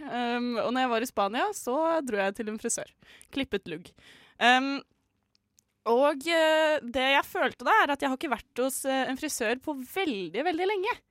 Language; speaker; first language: Norwegian; native; Norwegian